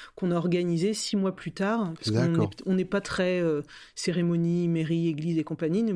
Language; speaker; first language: French; native; French